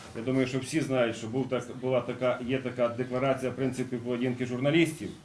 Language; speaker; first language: Ukrainian; native; Ukrainian